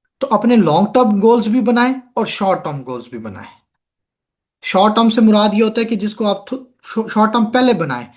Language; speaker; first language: Urdu; non-native, local second language; Punjabi